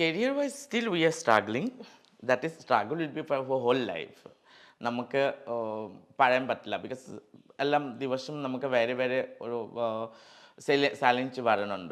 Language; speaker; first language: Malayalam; non-native, learner; Assamese